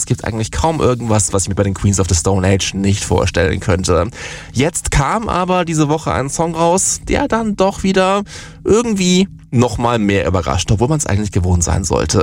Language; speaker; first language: German; native; German